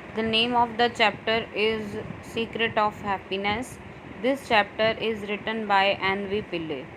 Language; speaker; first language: English; non-native, local second language; Punjabi